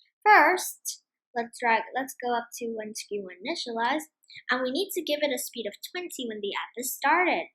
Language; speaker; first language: English; non-native, fluent; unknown